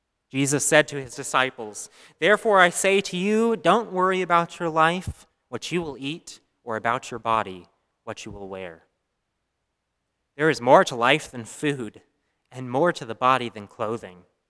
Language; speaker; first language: English; native; English